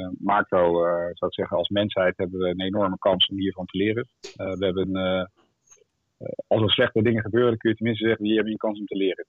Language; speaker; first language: Dutch; native; Dutch